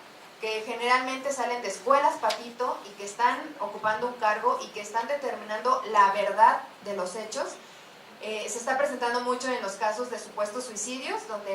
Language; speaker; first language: Spanish; native; Spanish